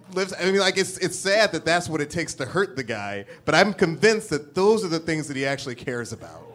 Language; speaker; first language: English; native; English